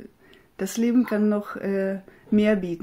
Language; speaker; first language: German; non-native, fluent; Russian